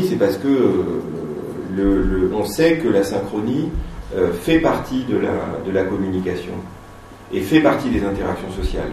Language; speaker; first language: French; native; French